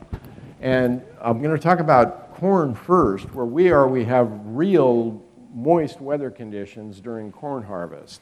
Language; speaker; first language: English; native; English